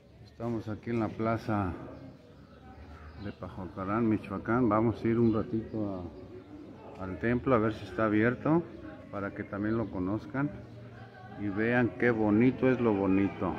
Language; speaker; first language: Spanish; native; Spanish